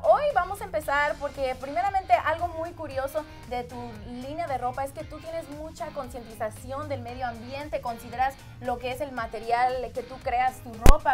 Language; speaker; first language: Spanish; native; Spanish